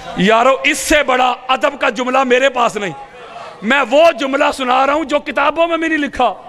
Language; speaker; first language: Urdu; non-native, local second language; Punjabi